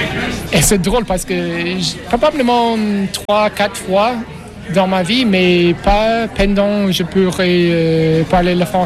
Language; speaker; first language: French; non-native, learner; English